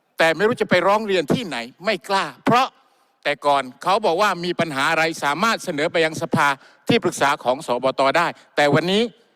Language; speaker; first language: Thai; non-native, local second language; Malay